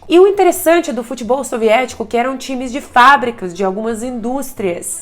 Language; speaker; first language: Portuguese; non-native, fluent; Russian